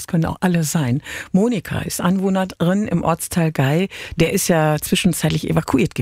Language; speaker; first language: German; native; German